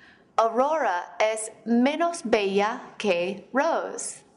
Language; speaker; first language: Spanish; non-native, fluent; English